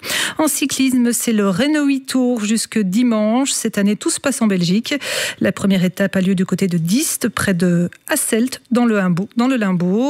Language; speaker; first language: French; native; French